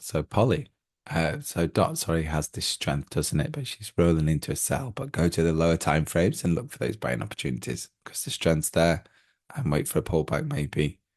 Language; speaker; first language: English; native; English